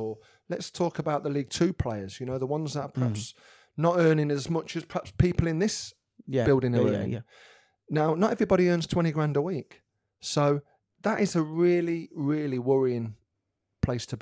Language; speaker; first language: English; native; English